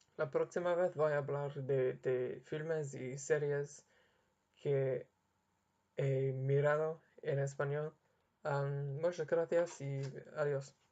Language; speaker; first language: Spanish; non-native, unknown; English